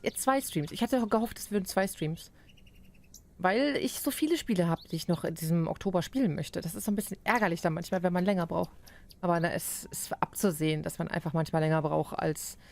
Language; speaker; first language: German; native; German